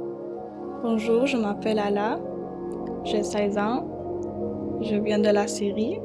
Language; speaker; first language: French; early bilingual, other home language; Arabic